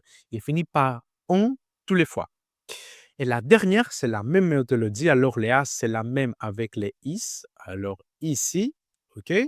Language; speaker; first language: French; non-native, learner; Greek